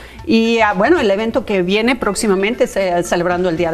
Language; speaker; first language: Spanish; native; Spanish